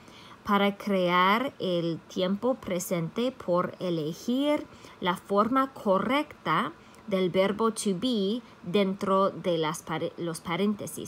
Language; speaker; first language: Spanish; non-native, fluent; English